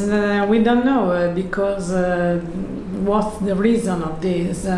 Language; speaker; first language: English; non-native, learner; Italian